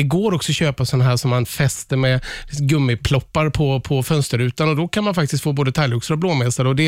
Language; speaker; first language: Swedish; native; Swedish